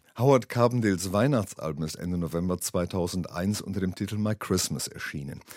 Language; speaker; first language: German; native; German